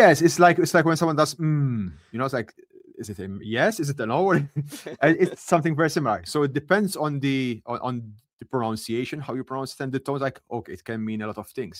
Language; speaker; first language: English; non-native, local second language; Maltese